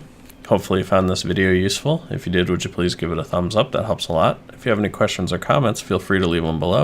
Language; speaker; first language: English; native; English